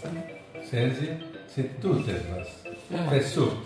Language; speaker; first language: German; non-native, learner; Bangla